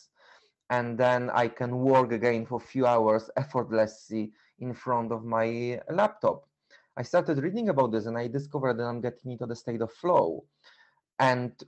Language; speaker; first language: English; non-native, fluent; Polish